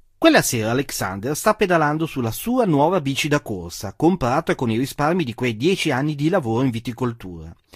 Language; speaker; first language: Italian; native; Italian